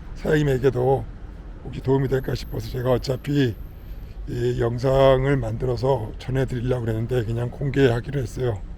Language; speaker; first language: Korean; native; Korean